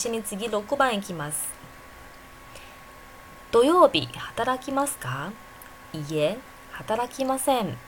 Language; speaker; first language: Japanese; non-native, fluent; Chinese